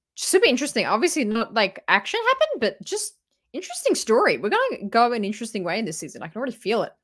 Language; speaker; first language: English; native; English